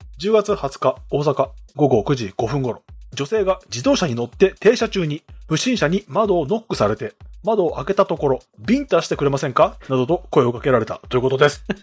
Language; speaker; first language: Japanese; native; Japanese